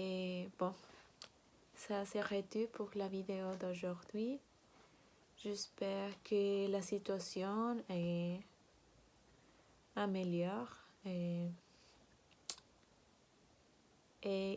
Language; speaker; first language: French; non-native, learner; Spanish